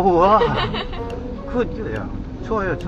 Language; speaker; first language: English; non-native, learner; Korean